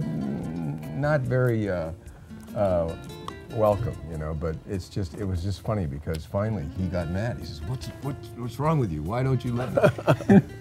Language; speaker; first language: English; native; English